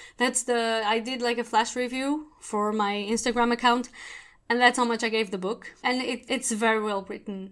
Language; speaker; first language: English; non-native, fluent; Portuguese